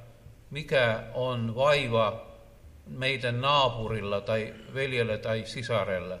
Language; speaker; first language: Finnish; non-native, learner; Russian